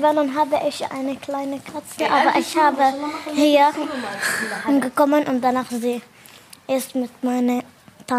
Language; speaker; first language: German; non-native, learner; Arabic